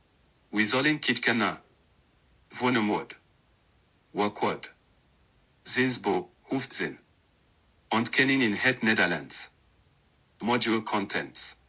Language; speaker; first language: Dutch; non-native, learner; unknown